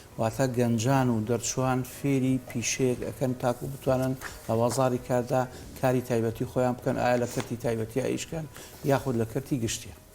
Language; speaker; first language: Central Kurdish; native; Central Kurdish